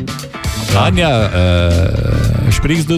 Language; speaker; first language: German; non-native, learner; Slovenian